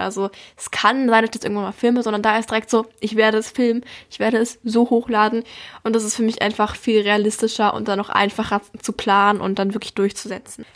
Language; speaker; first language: German; native; German